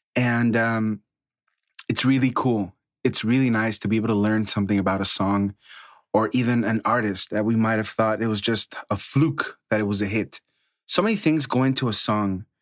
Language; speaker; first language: English; early bilingual, other home language; Spanish